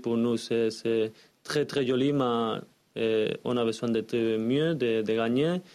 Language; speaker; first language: French; non-native, learner; Spanish